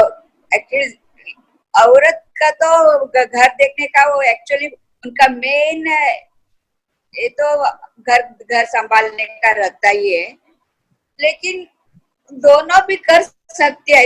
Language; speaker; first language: Hindi; non-native, local second language; Kannada